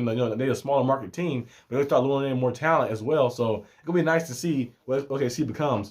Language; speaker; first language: English; native; English